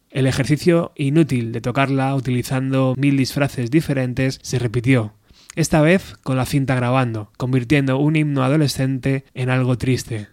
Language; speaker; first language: Spanish; native; Spanish